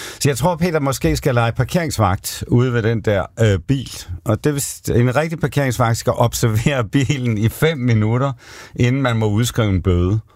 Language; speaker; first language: Danish; native; Danish